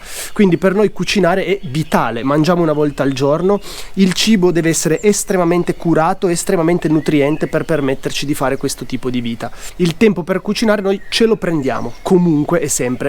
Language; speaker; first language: Italian; native; Italian